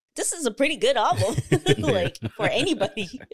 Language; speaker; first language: English; native; English